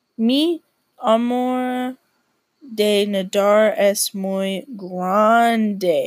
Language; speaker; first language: Spanish; non-native, learner; English